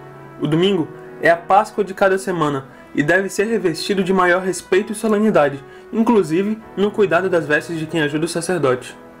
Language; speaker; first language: Portuguese; native; Portuguese